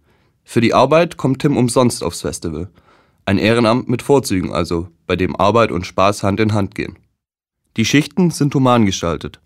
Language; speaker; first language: German; native; German